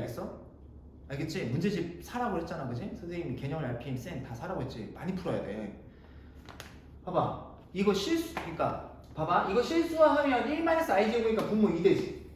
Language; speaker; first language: Korean; native; Korean